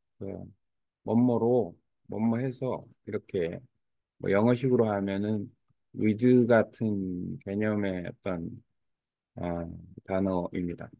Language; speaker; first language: Korean; native; Korean